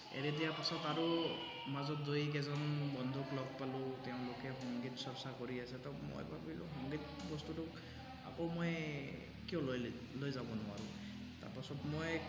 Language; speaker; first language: Assamese; non-native, local second language; Sadri